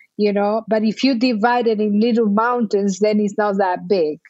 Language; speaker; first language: English; non-native, fluent; Spanish